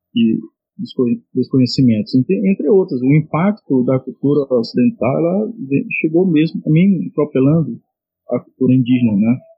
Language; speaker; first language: Portuguese; non-native, local second language; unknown